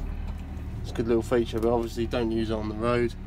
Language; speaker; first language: English; native; English